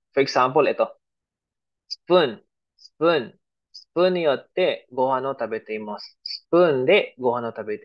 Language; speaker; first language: Japanese; non-native, fluent; Filipino